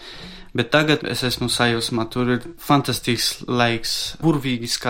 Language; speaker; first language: Latvian; non-native, local second language; Russian